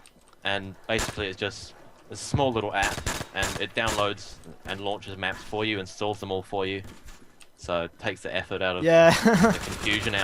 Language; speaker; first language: English; native; English